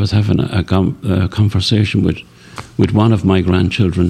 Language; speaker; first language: English; native; English